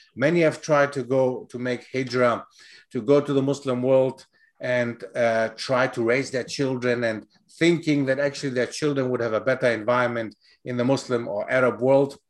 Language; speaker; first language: English; non-native, fluent; Greek